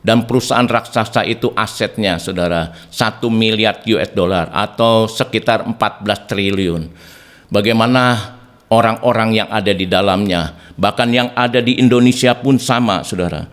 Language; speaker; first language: Indonesian; native; Indonesian